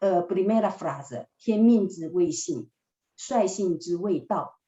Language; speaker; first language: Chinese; native; Chinese